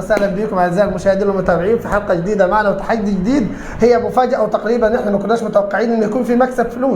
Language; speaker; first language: Arabic; native; Arabic